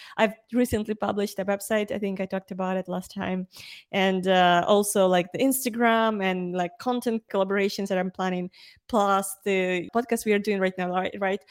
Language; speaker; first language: English; non-native, fluent; Ukrainian